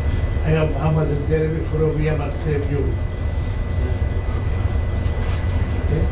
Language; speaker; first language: English; non-native, learner; Arabic